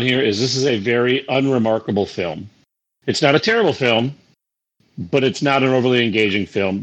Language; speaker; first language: English; native; English